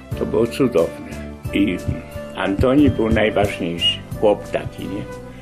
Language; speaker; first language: Polish; native; Polish